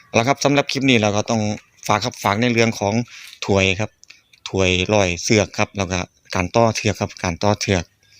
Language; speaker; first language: Thai; native; Thai